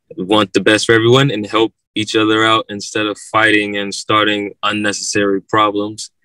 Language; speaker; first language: English; native; English